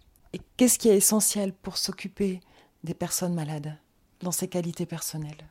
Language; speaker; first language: French; native; French